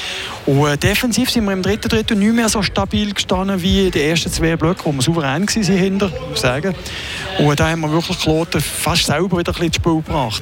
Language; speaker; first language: German; native; German